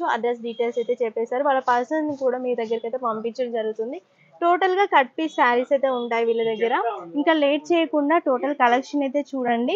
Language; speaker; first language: Telugu; native; Telugu